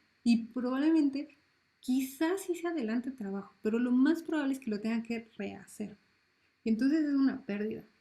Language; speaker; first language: Spanish; native; Spanish